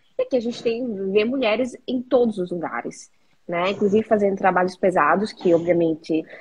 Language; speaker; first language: Portuguese; native; Portuguese